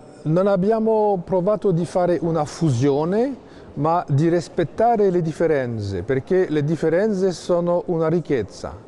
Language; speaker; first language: Italian; non-native, fluent; French